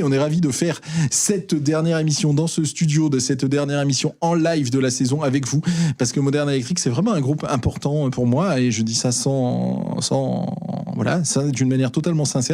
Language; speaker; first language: French; native; French